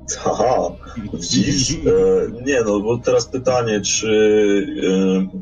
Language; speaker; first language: Polish; native; Polish